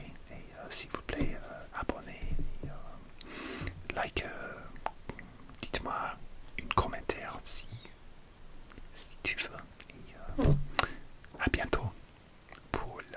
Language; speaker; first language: French; non-native, learner; English